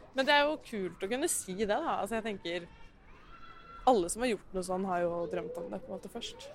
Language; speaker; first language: Norwegian; native; Norwegian